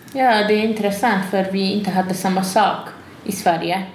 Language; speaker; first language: Swedish; non-native, fluent; Hungarian